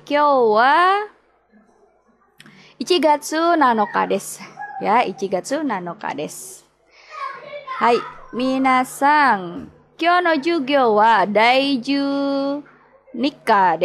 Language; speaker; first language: Japanese; non-native, fluent; Indonesian